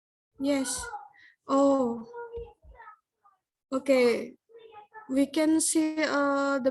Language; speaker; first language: English; non-native, learner; Indonesian